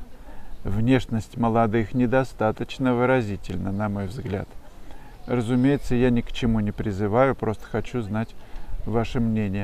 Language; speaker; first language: Russian; native; Russian